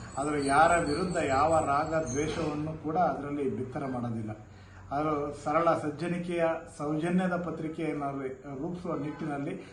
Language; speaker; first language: Kannada; native; Kannada